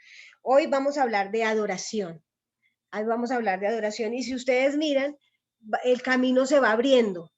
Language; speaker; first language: Spanish; native; Spanish